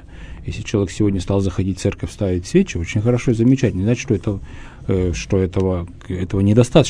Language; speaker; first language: Russian; native; Russian